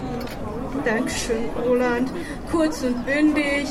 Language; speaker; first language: German; early bilingual, other home language; Turkish